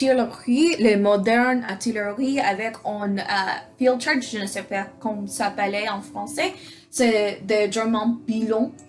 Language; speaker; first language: French; non-native, learner; English